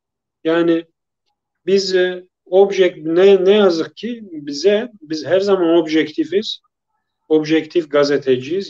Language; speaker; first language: Turkish; non-native, local second language; Kurdish